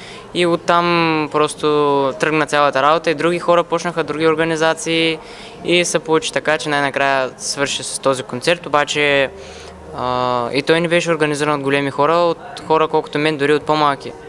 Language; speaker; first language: Bulgarian; native; Bulgarian